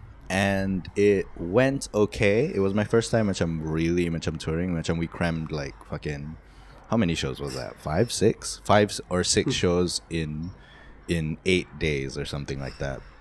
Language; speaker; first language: English; non-native, local second language; Malay